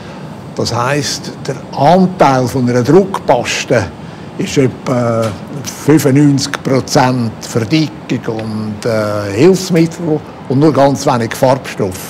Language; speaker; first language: German; native; German